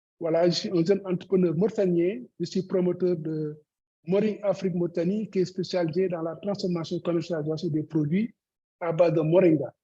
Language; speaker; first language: French; non-native, local second language; Wolof